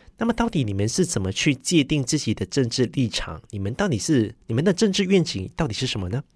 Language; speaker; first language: Chinese; native; Chinese